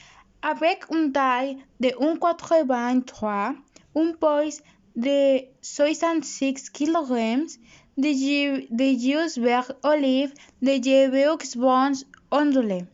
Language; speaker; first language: French; non-native, learner; Spanish